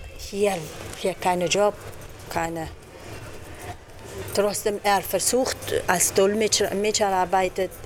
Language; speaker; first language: German; non-native, learner; Persian